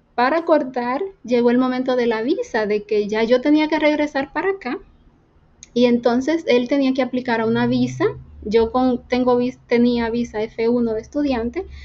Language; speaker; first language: Spanish; native; Spanish